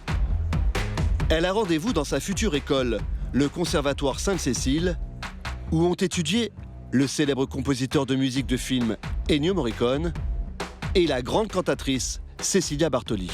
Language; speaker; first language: French; native; French